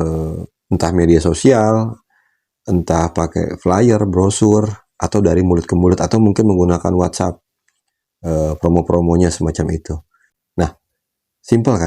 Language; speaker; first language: Indonesian; native; Indonesian